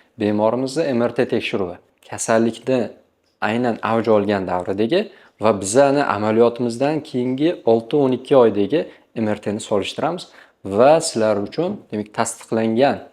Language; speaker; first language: Uzbek; native; Uzbek